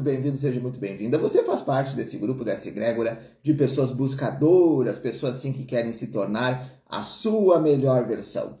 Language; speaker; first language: Portuguese; native; Portuguese